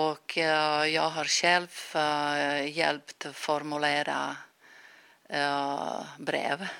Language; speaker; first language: Swedish; non-native, fluent; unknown